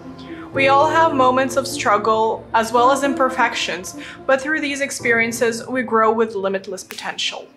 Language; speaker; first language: English; non-native, fluent; Russian